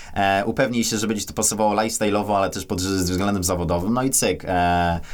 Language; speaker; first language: Polish; native; Polish